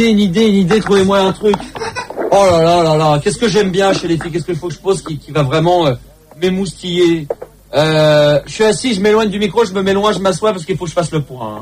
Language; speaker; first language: French; native; French